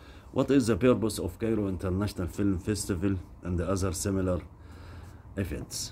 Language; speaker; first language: English; non-native, fluent; Arabic